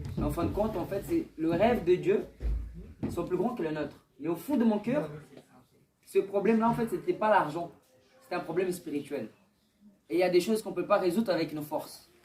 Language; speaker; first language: French; early bilingual, other home language; Portuguese